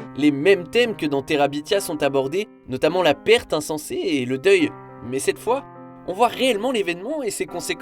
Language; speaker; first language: French; native; French